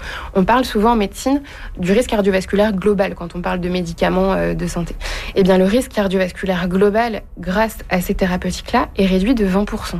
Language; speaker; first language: French; native; French